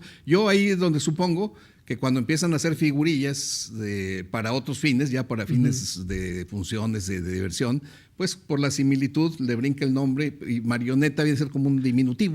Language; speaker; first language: Spanish; native; Spanish